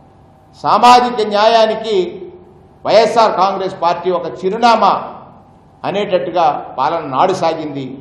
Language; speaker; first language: Telugu; native; Telugu